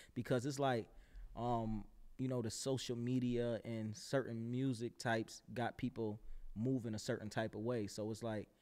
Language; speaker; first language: English; native; English